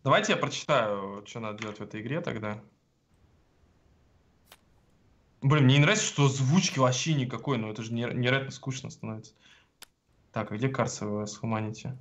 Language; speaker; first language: Russian; native; Russian